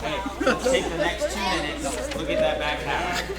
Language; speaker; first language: English; native; English